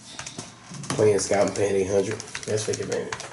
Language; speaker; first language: English; native; English